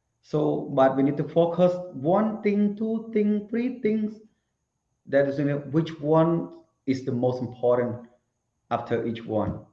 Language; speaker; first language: English; non-native, learner; Khmer